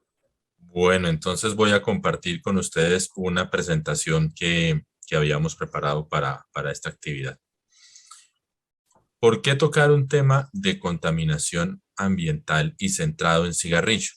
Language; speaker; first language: Spanish; native; Spanish